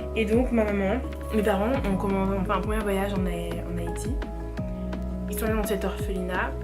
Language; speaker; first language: French; early bilingual, other home language; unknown